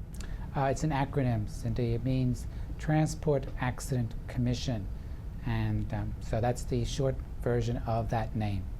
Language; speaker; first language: English; native; English